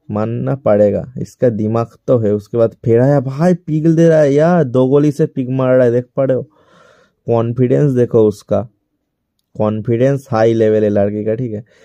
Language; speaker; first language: Hindi; non-native, local second language; Bangla